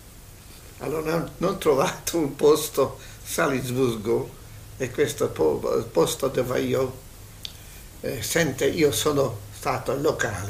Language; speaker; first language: Italian; non-native, learner; Hungarian